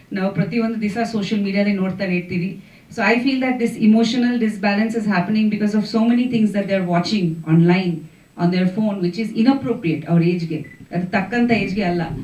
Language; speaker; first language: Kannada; non-native, fluent; Bangla